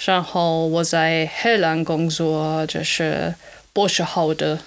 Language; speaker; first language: Chinese; non-native, fluent; German